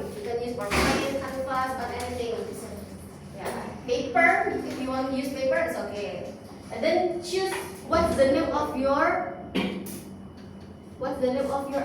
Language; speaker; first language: English; non-native, fluent; Indonesian